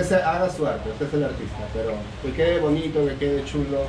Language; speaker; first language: Spanish; native; Spanish